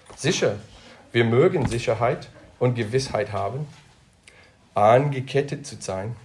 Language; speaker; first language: German; non-native, fluent; English